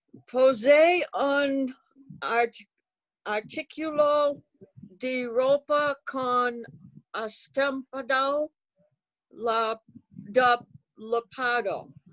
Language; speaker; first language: Spanish; non-native, learner; English